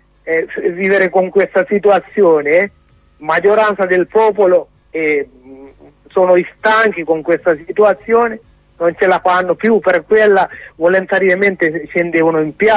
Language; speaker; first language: Italian; non-native, learner; Sinhala